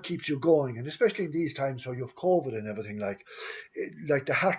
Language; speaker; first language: English; native; English